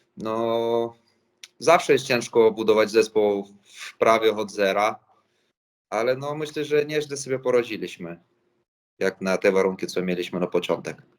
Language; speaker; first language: Polish; non-native, fluent; Latvian